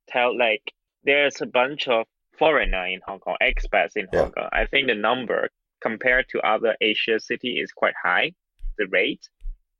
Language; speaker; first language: English; non-native, local second language; Cantonese